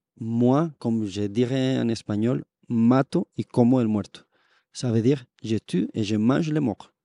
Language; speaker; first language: French; non-native, fluent; Spanish